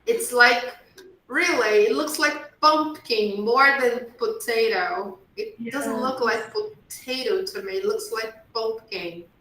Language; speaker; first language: English; non-native, fluent; Portuguese